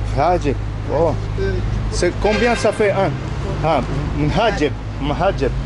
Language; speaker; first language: French; non-native, learner; Spanish